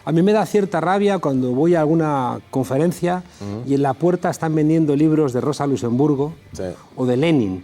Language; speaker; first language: Spanish; native; Spanish